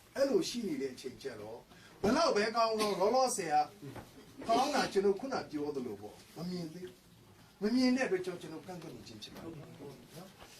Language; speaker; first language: Burmese; non-native, local second language; Hakha Chin